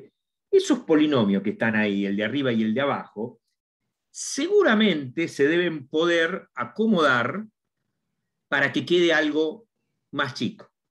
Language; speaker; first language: Spanish; native; Spanish